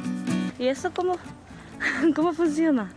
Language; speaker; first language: Spanish; non-native, fluent; Korean